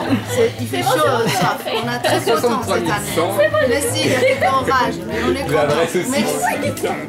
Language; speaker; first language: French; non-native, learner; Spanish